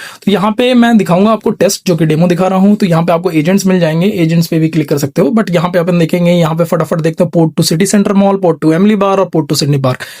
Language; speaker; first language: Hindi; native; Hindi